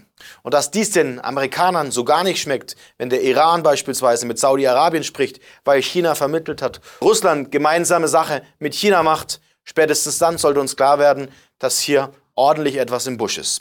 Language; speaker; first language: German; native; German